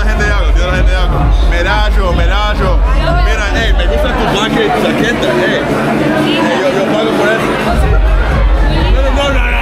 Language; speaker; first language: Spanish; non-native, learner; English